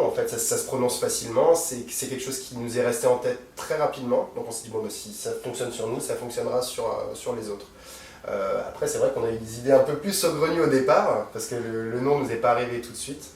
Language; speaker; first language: French; native; French